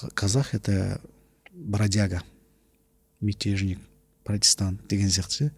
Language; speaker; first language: Russian; non-native, local second language; Kazakh